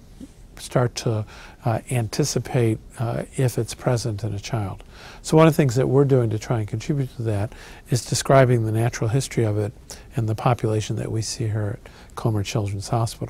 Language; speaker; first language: English; native; English